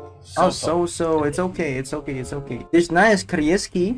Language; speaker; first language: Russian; non-native, learner; Indonesian